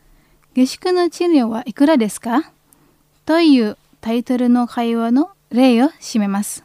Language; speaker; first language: Japanese; non-native, fluent; Indonesian